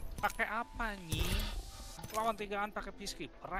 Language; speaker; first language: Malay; non-native, local second language; Sundanese